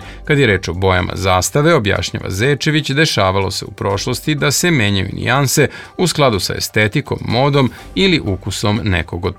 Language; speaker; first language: Serbian; native; Serbian